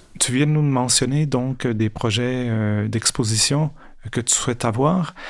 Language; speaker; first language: French; non-native, fluent; Spanish